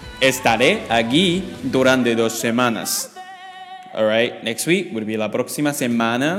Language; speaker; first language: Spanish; non-native, fluent; Chinese